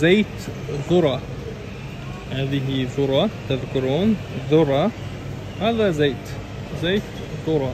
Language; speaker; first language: Arabic; non-native, fluent; Russian